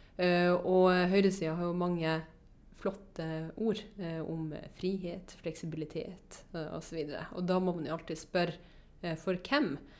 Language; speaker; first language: Norwegian; native; Norwegian